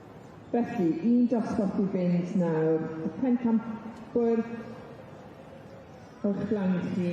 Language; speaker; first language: Welsh; non-native, learner; English